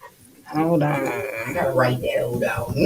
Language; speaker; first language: English; native; English